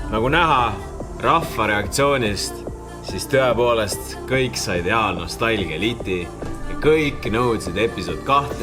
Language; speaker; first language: Estonian; native; Estonian